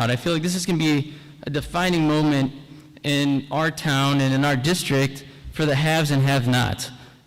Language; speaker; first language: English; native; English